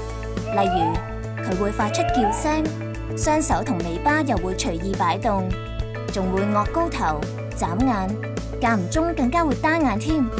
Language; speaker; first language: Cantonese; native; Cantonese